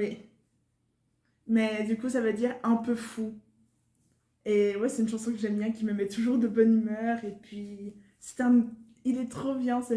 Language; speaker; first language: French; native; French